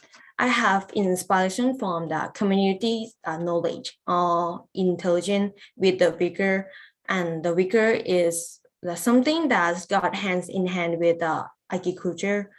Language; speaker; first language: English; non-native, learner; Lao